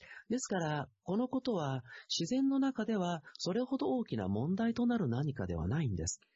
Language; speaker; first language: Japanese; native; Japanese